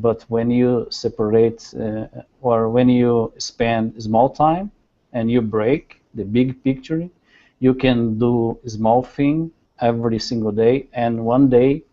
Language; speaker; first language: English; non-native, learner; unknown